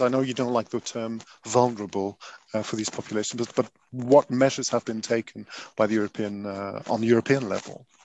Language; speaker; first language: English; non-native, fluent; Dutch